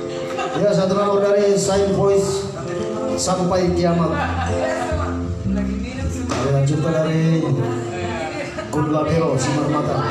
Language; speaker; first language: Indonesian; native; Indonesian